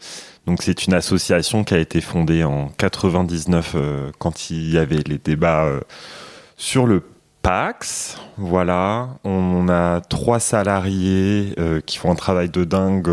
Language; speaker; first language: French; native; French